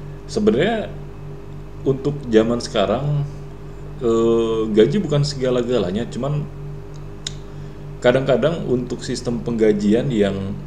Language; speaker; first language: Indonesian; native; Indonesian